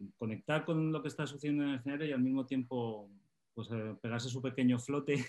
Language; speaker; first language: Spanish; native; Spanish